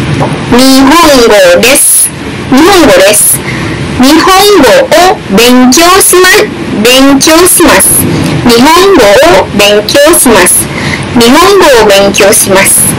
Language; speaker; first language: Japanese; non-native, fluent; Indonesian